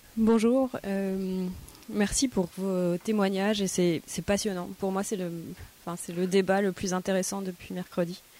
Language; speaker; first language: French; native; French